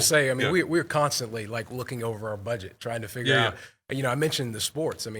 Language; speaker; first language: English; native; English